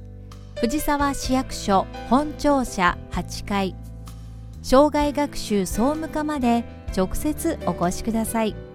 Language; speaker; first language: Japanese; native; Japanese